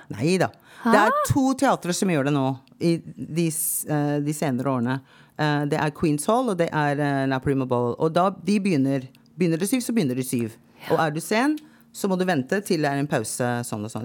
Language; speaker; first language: Norwegian; non-native, fluent; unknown